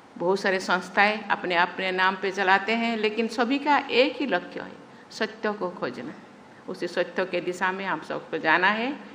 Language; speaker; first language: Hindi; non-native, local second language; Santali